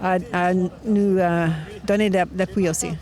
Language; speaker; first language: French; non-native, local second language; English